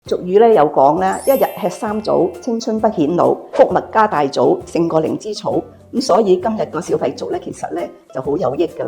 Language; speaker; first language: Cantonese; native; Cantonese